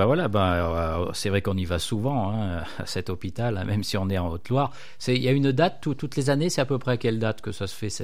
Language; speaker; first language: French; native; French